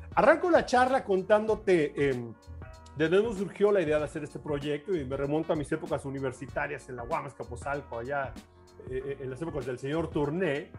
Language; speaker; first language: Spanish; native; Spanish